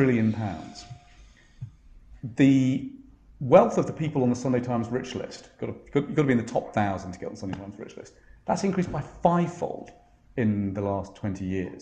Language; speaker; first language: English; native; English